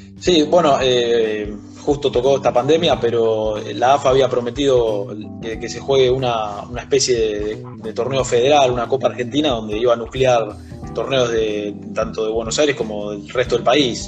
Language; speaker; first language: Spanish; native; Spanish